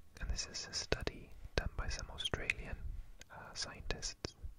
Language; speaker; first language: English; native; English